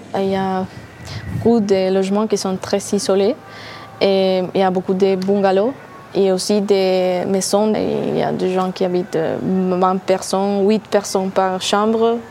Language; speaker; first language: French; non-native, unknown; Spanish